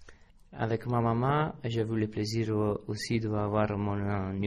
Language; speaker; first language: French; non-native, fluent; Italian